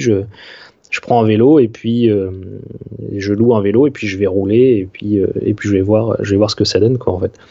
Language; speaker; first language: French; native; French